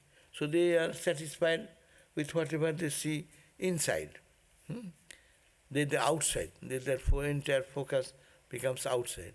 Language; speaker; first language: English; non-native, local second language; Bangla